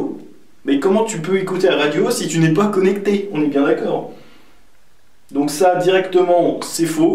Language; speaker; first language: French; native; French